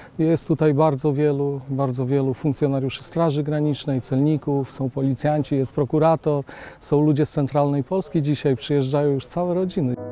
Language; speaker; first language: Polish; native; Polish